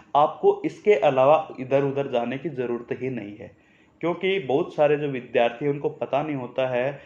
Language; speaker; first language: Hindi; native; Hindi